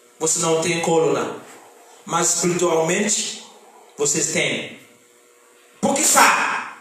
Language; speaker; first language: Portuguese; non-native, fluent; Haitian Creole